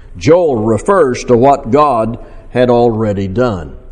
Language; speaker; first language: English; native; English